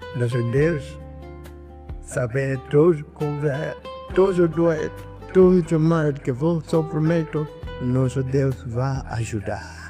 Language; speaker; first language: Portuguese; non-native, learner; Lingala